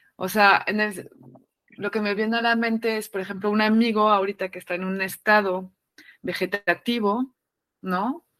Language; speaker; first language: Spanish; non-native, fluent; French